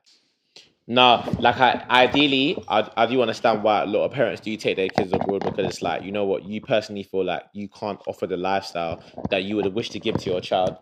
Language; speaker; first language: English; native; English